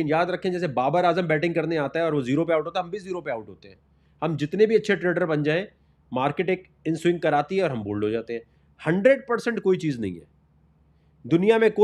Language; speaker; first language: Urdu; native; Urdu